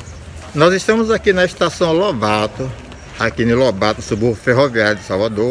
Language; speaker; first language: Portuguese; native; Portuguese